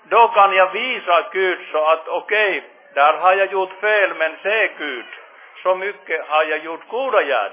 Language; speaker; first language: Swedish; non-native, fluent; Finnish